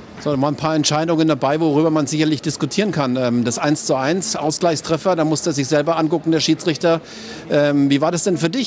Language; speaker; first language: German; native; German